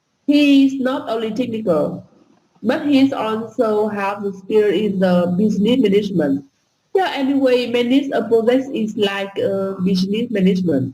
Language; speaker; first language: English; non-native, fluent; Vietnamese